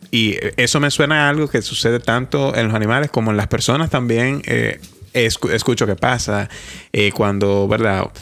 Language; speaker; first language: Spanish; native; Spanish